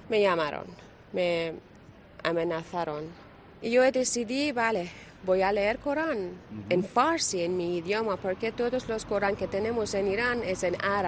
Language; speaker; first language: Spanish; non-native, learner; Persian